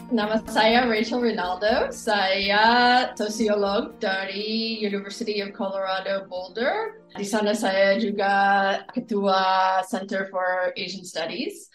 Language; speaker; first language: Indonesian; non-native, fluent; English